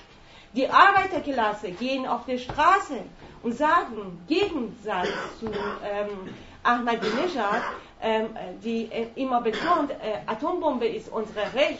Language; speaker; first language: German; non-native, fluent; Persian